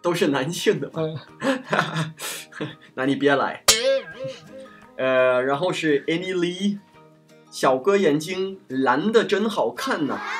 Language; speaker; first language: Chinese; non-native, fluent; Danish